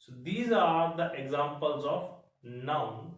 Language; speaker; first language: English; non-native, local second language; Punjabi